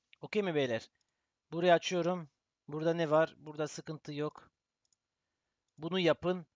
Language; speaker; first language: Turkish; early bilingual, heritage; Turkish